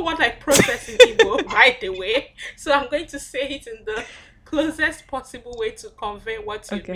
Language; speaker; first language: English; non-native, local second language; Igbo